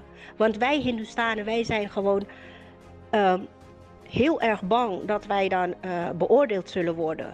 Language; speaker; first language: Dutch; native; Dutch